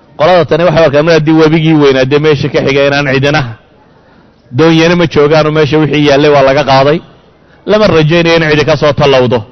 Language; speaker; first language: Somali; native; Somali